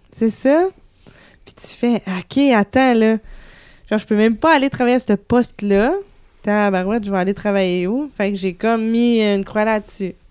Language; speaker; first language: French; native; French